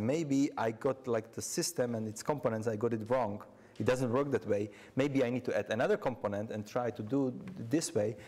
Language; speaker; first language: English; non-native, fluent; Czech